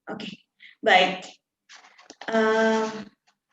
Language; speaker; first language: Indonesian; native; Indonesian